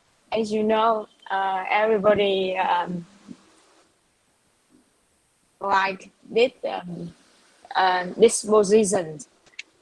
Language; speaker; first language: English; non-native, learner; Vietnamese